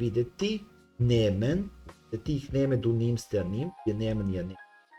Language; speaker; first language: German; non-native, fluent; Serbian